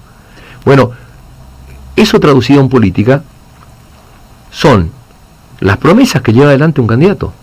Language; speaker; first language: Spanish; native; Spanish